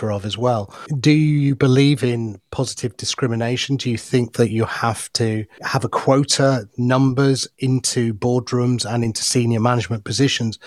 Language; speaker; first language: English; native; English